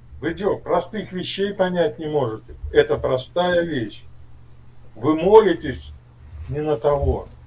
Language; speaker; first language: Russian; native; Russian